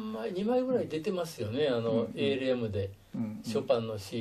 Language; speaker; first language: Japanese; native; Japanese